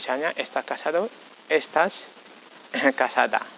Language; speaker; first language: Spanish; non-native, fluent; Indonesian